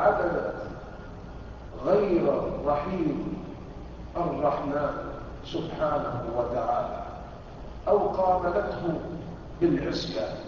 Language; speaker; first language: Arabic; native; Arabic